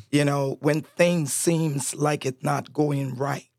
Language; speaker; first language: English; non-native, fluent; Spanish